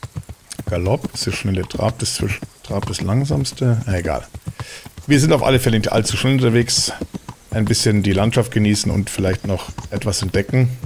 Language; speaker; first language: German; native; German